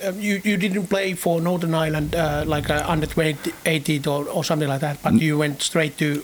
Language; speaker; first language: English; non-native, fluent; Finnish